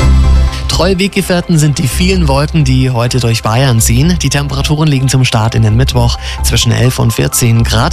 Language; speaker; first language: German; native; German